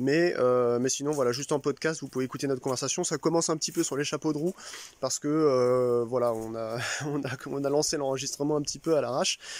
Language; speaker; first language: French; native; French